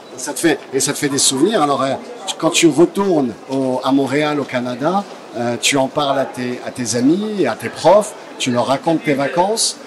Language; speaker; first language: French; non-native, local second language; Arabic